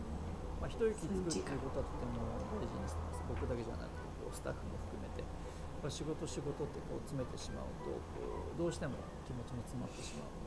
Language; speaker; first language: Japanese; native; Japanese